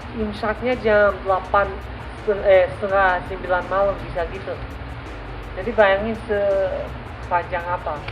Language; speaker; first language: Indonesian; non-native, fluent; Tajik